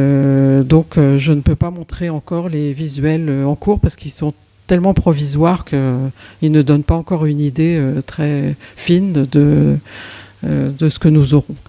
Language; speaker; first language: French; native; French